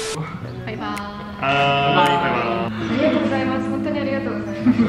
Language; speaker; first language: Japanese; non-native, fluent; Mongolian